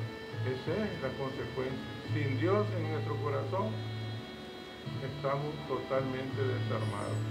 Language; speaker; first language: Spanish; native; Spanish